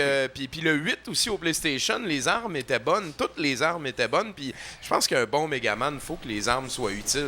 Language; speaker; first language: French; native; French